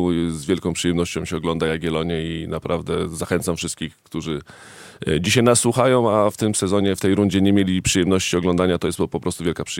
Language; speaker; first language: Polish; native; Polish